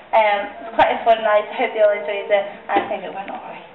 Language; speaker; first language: English; native; English